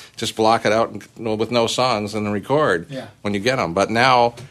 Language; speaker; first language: English; native; English